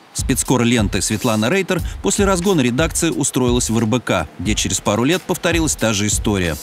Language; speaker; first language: Russian; native; Russian